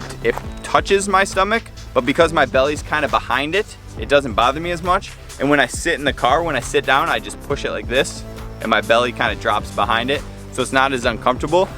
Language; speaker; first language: English; native; English